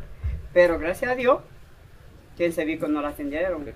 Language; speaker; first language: Spanish; native; Spanish